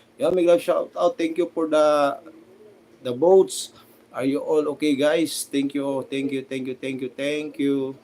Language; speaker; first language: English; non-native, local second language; Filipino